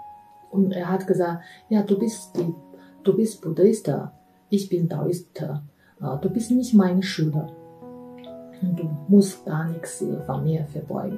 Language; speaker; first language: German; non-native, fluent; Chinese